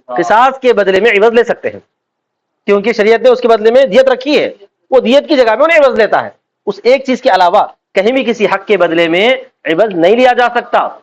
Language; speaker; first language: Urdu; native; Urdu